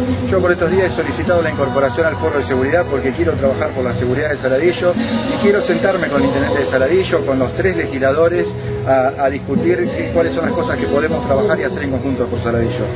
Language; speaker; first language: Spanish; native; Spanish